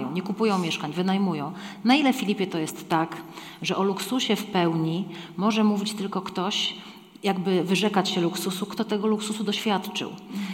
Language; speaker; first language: Polish; native; Polish